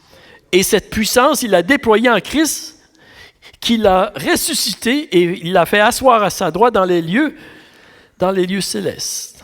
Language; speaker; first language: French; native; French